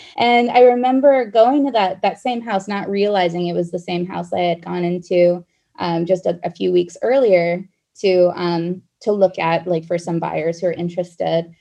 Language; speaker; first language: English; native; English